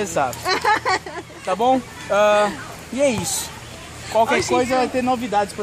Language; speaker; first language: Portuguese; native; Portuguese